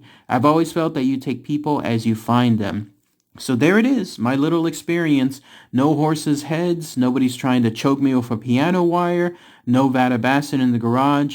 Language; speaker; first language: English; native; English